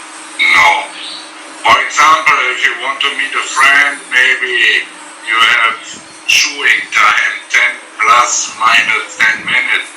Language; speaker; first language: English; non-native, fluent; German